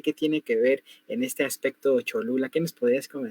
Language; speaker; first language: Spanish; native; Spanish